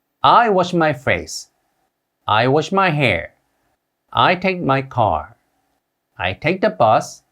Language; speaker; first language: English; non-native, fluent; Korean